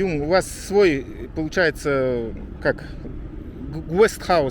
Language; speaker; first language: Russian; native; Russian